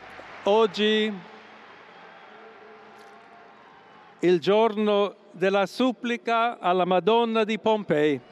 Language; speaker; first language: Italian; non-native, fluent; English